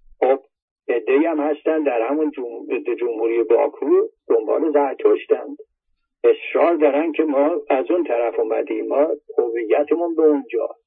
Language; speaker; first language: Persian; native; Persian